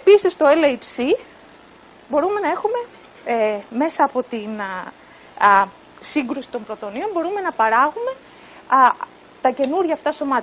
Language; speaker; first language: Greek; native; Greek